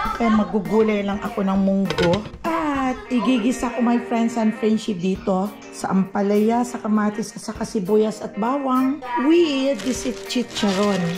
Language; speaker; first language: Filipino; native; Filipino